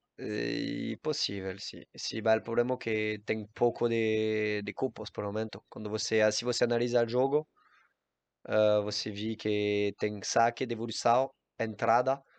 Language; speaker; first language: Portuguese; non-native, learner; French